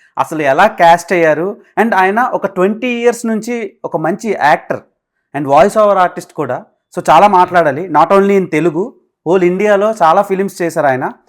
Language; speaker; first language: Telugu; native; Telugu